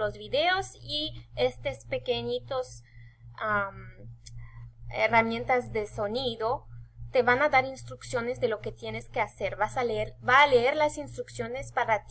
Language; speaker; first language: Spanish; non-native, fluent; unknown